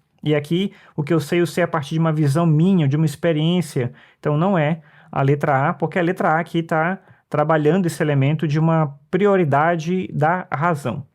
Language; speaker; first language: Portuguese; native; Portuguese